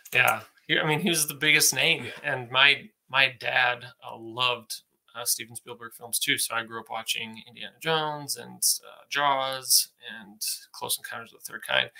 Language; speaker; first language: English; native; English